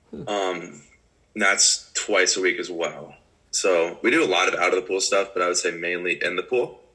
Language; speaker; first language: English; native; English